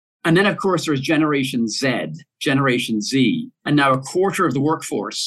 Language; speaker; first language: English; native; English